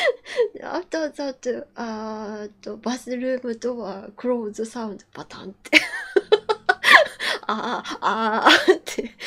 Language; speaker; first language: English; non-native, learner; Japanese